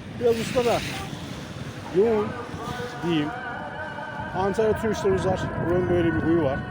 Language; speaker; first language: Turkish; native; Turkish